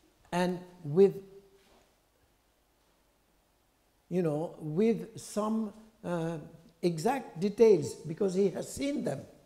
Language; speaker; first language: English; non-native, fluent; French